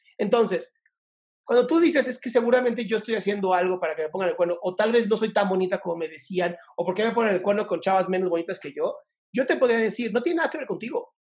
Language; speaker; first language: Spanish; native; Spanish